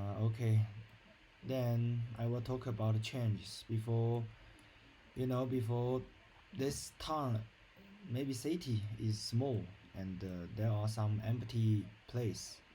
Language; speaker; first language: English; non-native, learner; Chinese